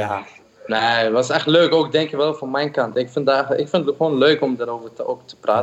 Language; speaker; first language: Dutch; non-native, fluent; German